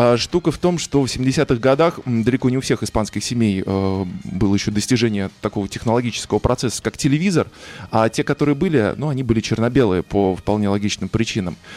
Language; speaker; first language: Russian; native; Russian